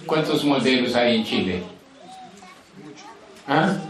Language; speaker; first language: Spanish; non-native, fluent; Portuguese